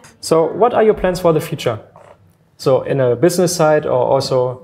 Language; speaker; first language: English; non-native, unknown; German